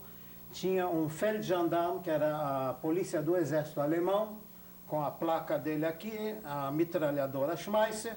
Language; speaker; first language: Portuguese; non-native, fluent; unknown